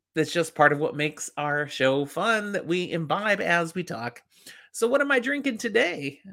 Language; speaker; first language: English; native; English